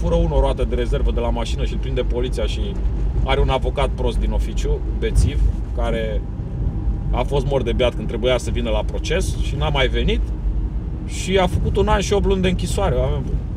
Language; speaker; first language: Romanian; native; Romanian